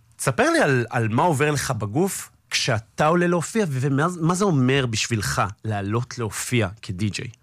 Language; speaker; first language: Hebrew; native; Hebrew